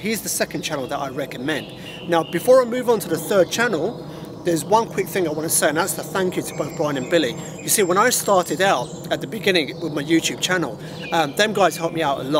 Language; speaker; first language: English; native; English